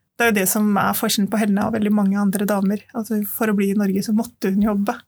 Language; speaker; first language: Norwegian; early bilingual, other home language; Urdu